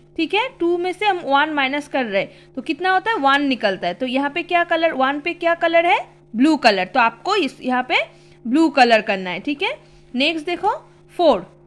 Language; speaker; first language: Hindi; non-native, local second language; Bangla